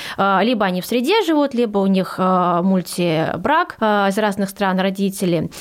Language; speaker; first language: Russian; early bilingual, heritage; Russian